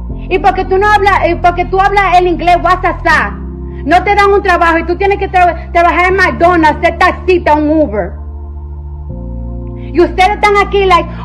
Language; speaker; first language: Spanish; early bilingual, heritage; Spanish